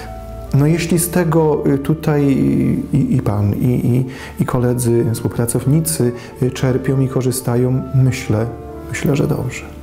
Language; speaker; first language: Polish; native; Polish